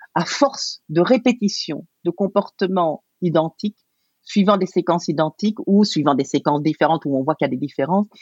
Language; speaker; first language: French; native; French